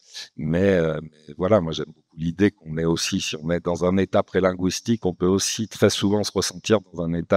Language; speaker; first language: French; native; French